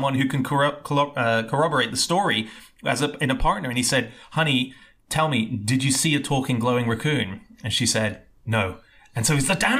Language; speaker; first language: English; native; English